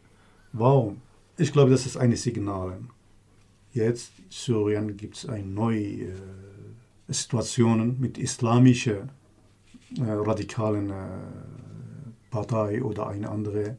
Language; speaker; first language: German; non-native, learner; Kurdish